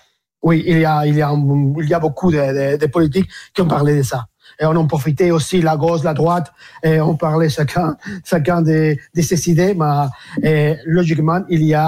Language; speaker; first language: French; non-native, fluent; Spanish